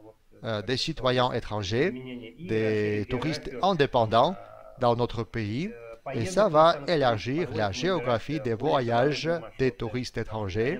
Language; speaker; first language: French; non-native, fluent; Russian